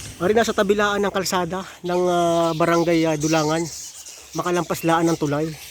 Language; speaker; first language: Filipino; native; Filipino